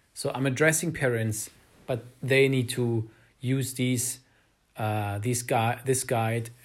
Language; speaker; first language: English; non-native, fluent; German